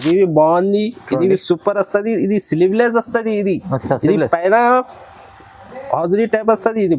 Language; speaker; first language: Telugu; non-native, local second language; Urdu